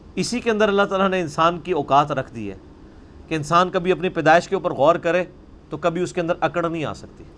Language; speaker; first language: Urdu; non-native, local second language; Punjabi